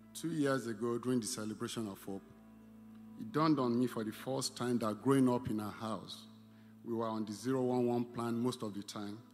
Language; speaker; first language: English; non-native, local second language; Igbo